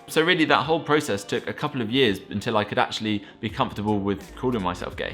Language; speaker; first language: English; native; English